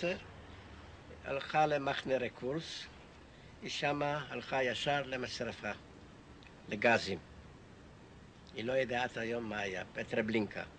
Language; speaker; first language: Hebrew; non-native, learner; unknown